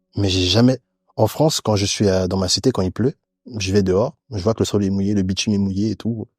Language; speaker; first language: French; early bilingual, other home language; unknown